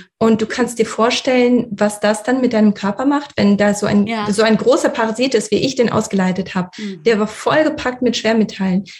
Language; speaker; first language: German; early bilingual, other home language; Russian